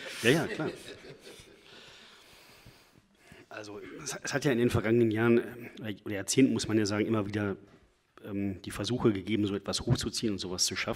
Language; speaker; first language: German; native; German